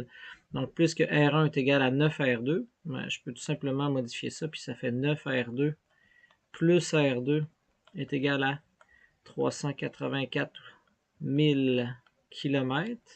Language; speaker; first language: French; native; French